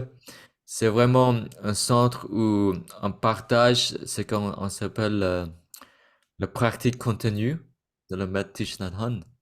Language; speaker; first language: French; non-native, fluent; Vietnamese